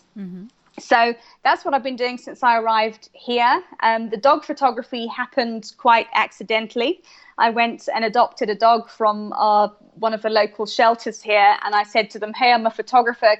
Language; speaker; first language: English; native; English